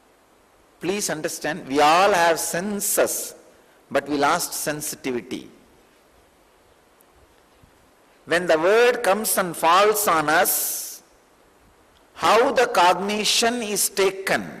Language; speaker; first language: English; non-native, local second language; Tamil